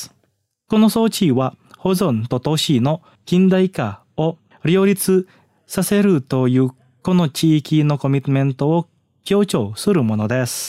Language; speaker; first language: Japanese; non-native, fluent; Indonesian